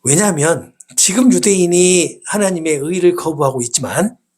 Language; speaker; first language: Korean; native; Korean